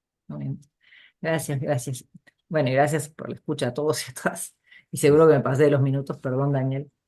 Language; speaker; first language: Spanish; native; Spanish